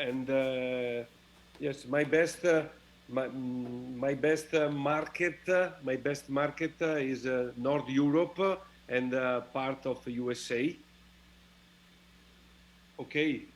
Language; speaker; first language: English; non-native, learner; Italian